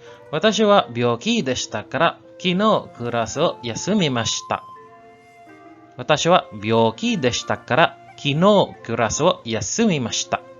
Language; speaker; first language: Japanese; non-native, learner; English